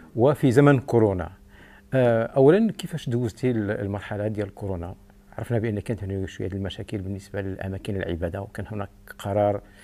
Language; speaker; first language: Arabic; native; Arabic